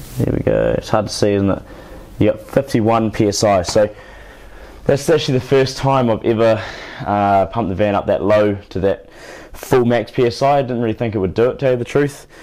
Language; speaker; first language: English; native; English